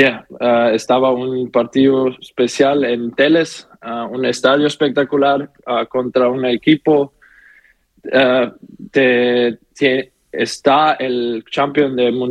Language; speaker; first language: Spanish; non-native, learner; German